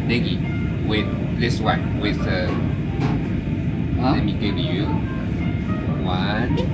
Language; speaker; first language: English; non-native, learner; Japanese